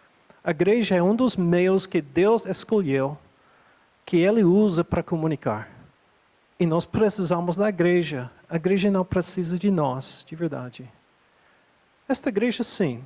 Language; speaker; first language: Portuguese; non-native, fluent; English